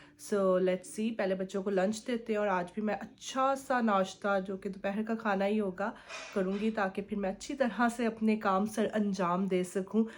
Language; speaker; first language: Urdu; native; Urdu